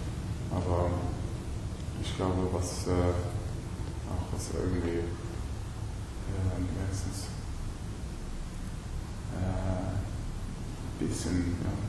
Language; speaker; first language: German; non-native, learner; Swedish